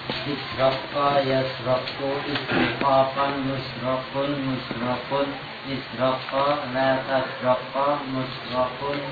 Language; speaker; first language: Arabic; non-native, learner; Indonesian